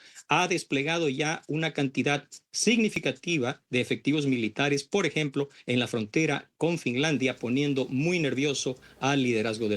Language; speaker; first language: Spanish; native; Spanish